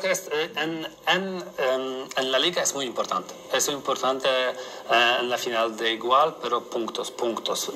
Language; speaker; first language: Spanish; non-native, learner; Polish